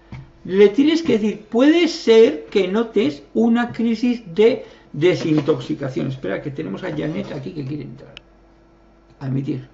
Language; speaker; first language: Spanish; native; Spanish